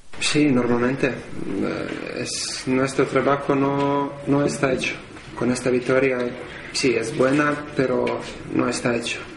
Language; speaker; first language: Spanish; non-native, learner; Serbian